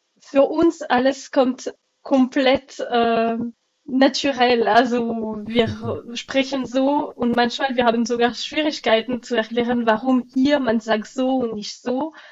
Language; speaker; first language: German; non-native, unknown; French